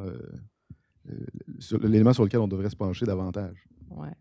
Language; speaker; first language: French; native; French